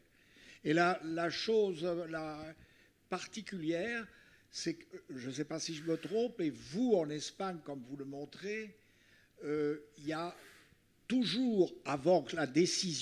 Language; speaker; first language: French; native; French